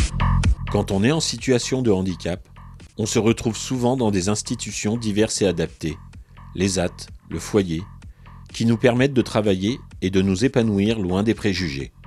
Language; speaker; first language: French; native; French